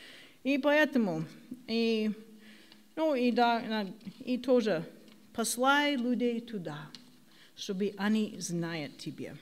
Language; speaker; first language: Russian; non-native, learner; English